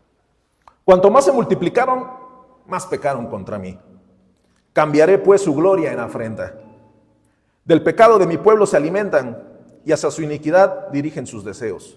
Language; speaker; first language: Spanish; native; Spanish